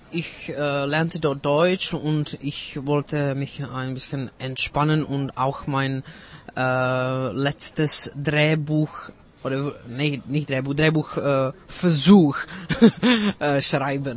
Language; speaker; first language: German; non-native, fluent; Czech